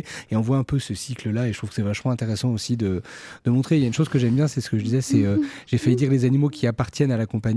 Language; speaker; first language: French; native; French